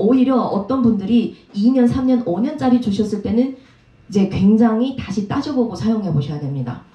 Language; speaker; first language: Korean; native; Korean